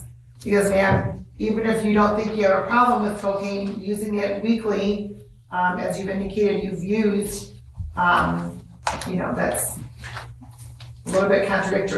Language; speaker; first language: English; native; English